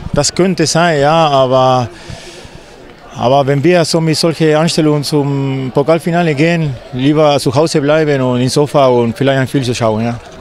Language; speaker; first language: German; non-native, fluent; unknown